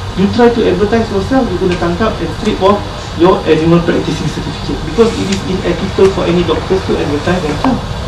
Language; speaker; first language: English; non-native, local second language; Malay